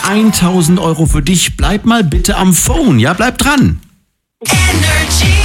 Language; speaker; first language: German; native; German